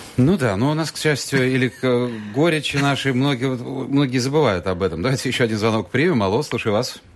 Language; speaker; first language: Russian; native; Russian